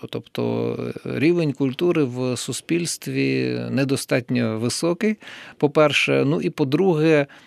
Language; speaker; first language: Ukrainian; non-native, local second language; Russian